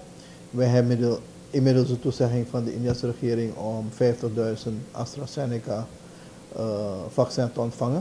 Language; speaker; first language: Dutch; native; Dutch